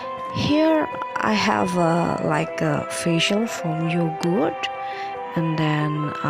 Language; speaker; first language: English; non-native, local second language; Indonesian